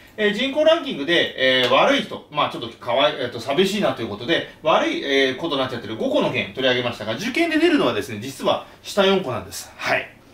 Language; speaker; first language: Japanese; native; Japanese